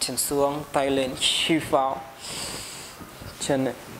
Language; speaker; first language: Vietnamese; non-native, learner; Hindi